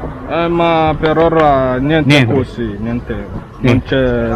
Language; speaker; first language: Italian; non-native, learner; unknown